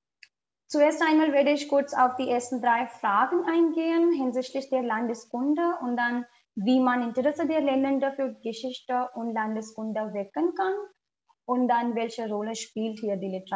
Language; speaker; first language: German; non-native, fluent; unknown